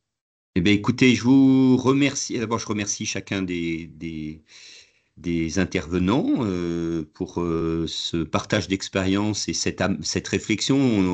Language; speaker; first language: French; native; French